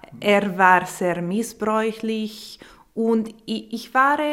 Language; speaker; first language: German; non-native, local second language; Italian